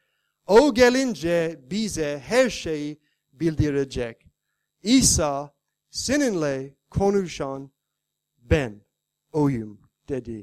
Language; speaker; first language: Turkish; non-native, fluent; English